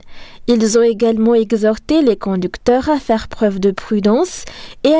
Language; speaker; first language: French; non-native, local second language; Malagasy